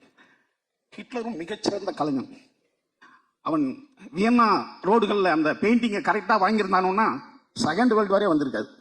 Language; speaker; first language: Tamil; native; Tamil